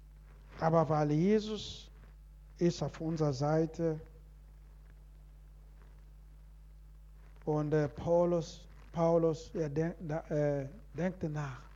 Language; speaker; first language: German; non-native, learner; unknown